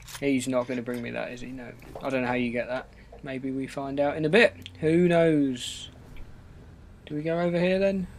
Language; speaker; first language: English; native; English